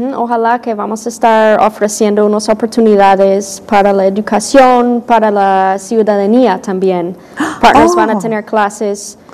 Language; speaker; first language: Spanish; non-native, fluent; English